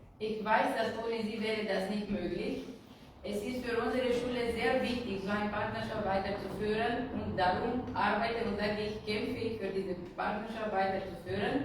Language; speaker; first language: German; non-native, fluent; Romanian